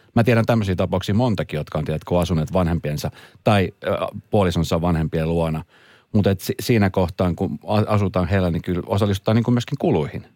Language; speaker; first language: Finnish; early bilingual, other home language; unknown